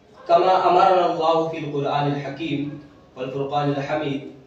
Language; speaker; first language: Arabic; non-native, fluent; Urdu